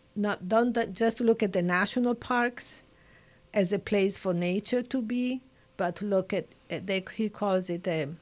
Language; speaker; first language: English; non-native, fluent; Italian